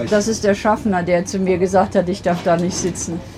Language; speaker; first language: German; native; German